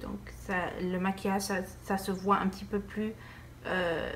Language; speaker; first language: French; non-native, fluent; Spanish